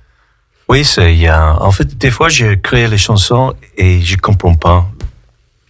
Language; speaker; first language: French; non-native, fluent; English